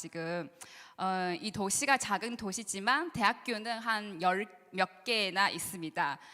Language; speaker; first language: Korean; non-native, learner; Chinese